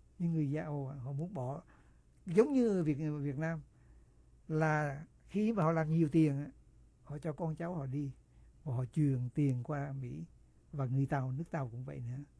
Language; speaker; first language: Vietnamese; native; Vietnamese